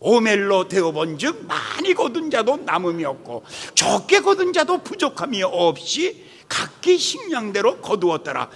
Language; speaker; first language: Korean; native; Korean